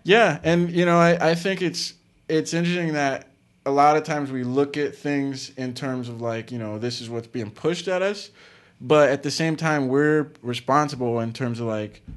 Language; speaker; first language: English; native; English